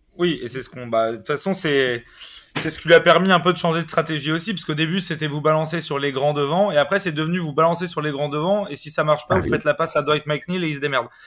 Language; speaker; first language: French; native; French